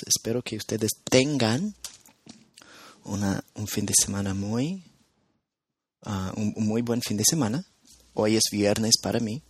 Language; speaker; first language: Spanish; non-native, fluent; English